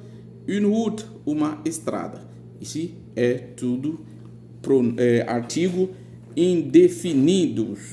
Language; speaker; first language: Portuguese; non-native, fluent; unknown